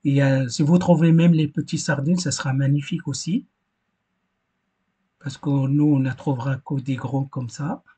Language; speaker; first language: French; non-native, fluent; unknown